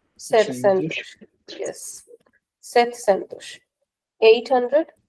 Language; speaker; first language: Portuguese; non-native, fluent; Hindi